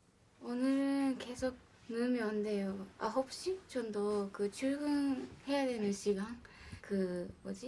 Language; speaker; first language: Korean; non-native, learner; Japanese